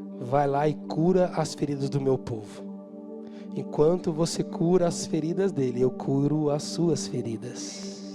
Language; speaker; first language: Portuguese; native; Portuguese